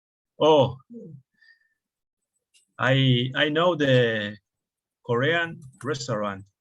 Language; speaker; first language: English; non-native, learner; Spanish